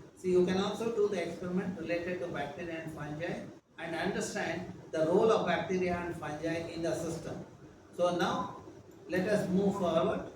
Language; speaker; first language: English; non-native, local second language; Kannada